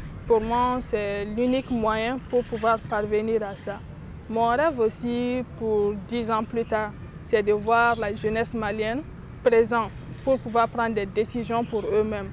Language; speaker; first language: French; non-native, local second language; Bambara